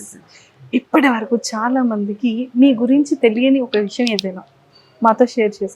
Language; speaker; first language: Telugu; native; Telugu